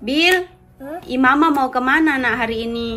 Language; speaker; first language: Indonesian; native; Indonesian